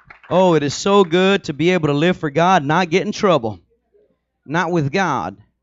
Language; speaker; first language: English; early bilingual, other home language; Spanish